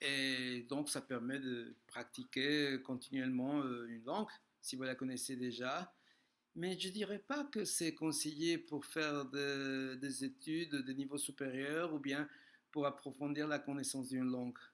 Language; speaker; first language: French; non-native, fluent; Spanish